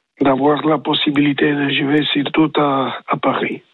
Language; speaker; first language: French; non-native, learner; Spanish